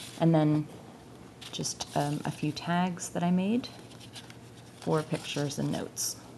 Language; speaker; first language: English; native; English